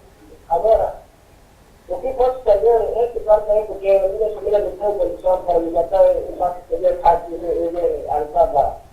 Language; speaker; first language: Portuguese; non-native, local second language; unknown